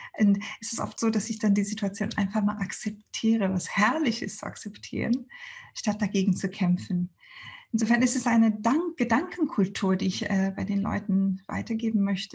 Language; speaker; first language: German; non-native, fluent; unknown